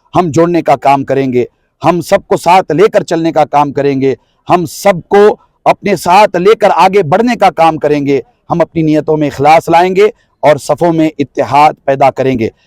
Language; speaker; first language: Urdu; native; Urdu